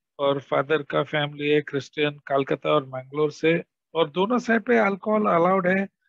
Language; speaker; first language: Hindi; non-native, local second language; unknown